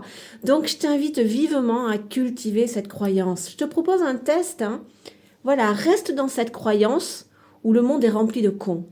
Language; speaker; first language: French; native; French